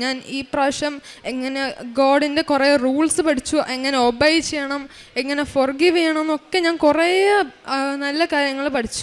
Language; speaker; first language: Malayalam; early bilingual, heritage; Malayalam